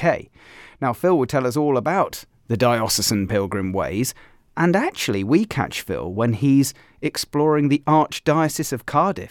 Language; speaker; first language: English; native; English